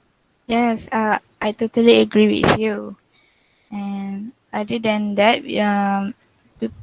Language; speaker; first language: English; non-native, local second language; Malay